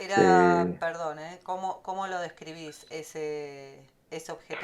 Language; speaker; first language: Spanish; native; Spanish